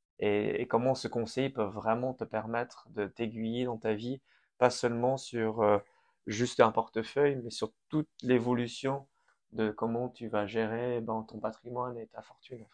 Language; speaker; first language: French; early bilingual, other home language; Persian